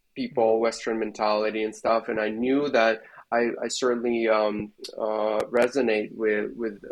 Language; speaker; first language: English; non-native, fluent; Russian